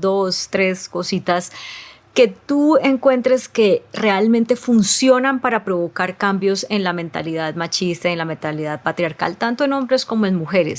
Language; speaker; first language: Spanish; native; Spanish